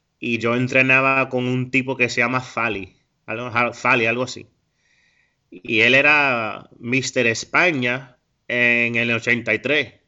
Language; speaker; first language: Spanish; early bilingual, heritage; Spanish